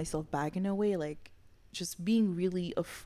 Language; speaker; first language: English; non-native, fluent; Haitian Creole